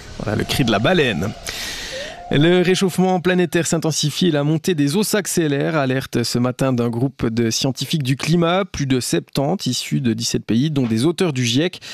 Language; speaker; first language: French; native; French